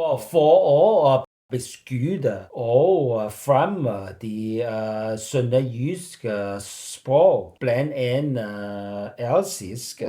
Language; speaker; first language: Danish; non-native, learner; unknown